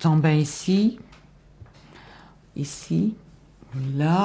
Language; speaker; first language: French; non-native, learner; Bosnian